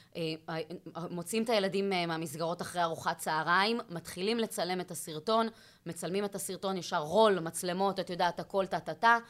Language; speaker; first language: Hebrew; native; Hebrew